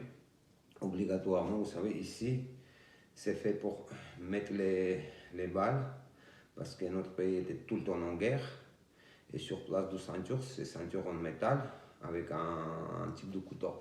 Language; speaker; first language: French; non-native, learner; Georgian